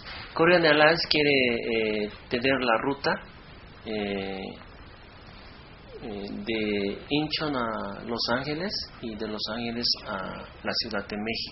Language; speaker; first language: Spanish; non-native, fluent; Korean